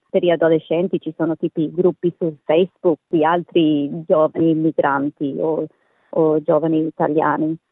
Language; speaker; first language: Italian; early bilingual, heritage; Italian